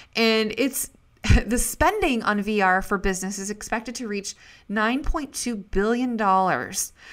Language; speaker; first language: English; native; English